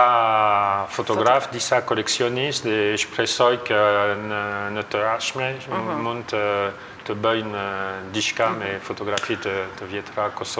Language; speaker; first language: Albanian; non-native, learner; French